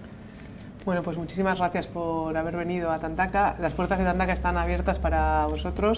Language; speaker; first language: Spanish; native; Spanish